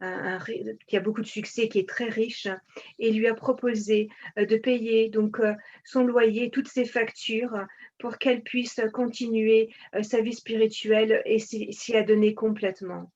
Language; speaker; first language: French; native; French